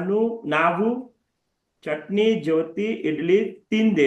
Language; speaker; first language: Kannada; non-native, learner; Hindi